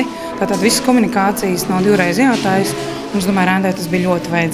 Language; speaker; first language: Latvian; native; Latvian